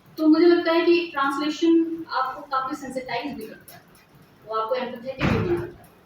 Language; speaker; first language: Hindi; native; Hindi